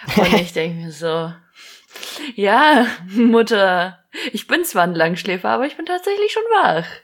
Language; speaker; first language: German; native; German